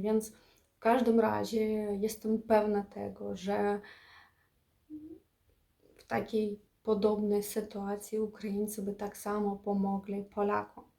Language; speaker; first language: Polish; non-native, fluent; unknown